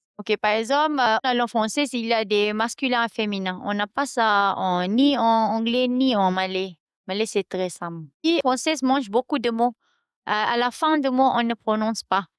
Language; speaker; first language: French; non-native, fluent; Malay